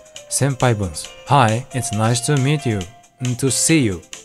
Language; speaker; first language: English; non-native, fluent; Japanese